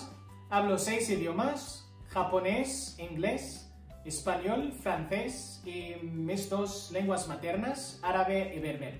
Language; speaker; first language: Spanish; non-native, fluent; Arabic